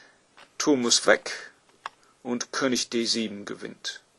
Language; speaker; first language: German; non-native, fluent; English